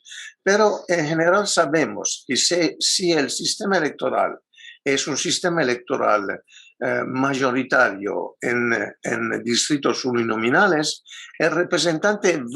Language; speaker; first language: Spanish; non-native, fluent; Italian